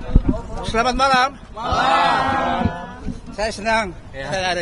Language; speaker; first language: Indonesian; early bilingual, heritage; Dutch